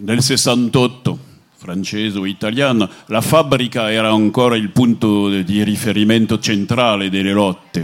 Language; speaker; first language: Italian; non-native, fluent; French